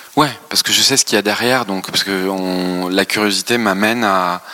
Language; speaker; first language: French; native; French